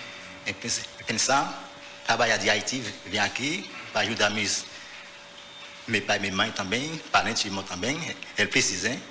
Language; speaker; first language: Portuguese; non-native, learner; Haitian Creole